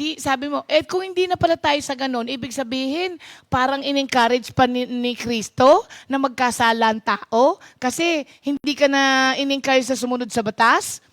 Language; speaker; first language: Filipino; non-native, local second language; Pampanga